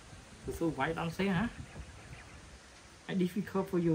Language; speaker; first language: English; non-native, learner; Khmer